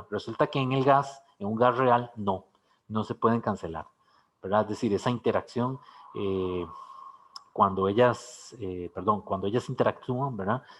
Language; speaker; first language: Spanish; native; Spanish